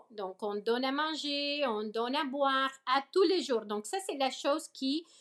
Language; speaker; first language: French; early bilingual, other home language; Spanish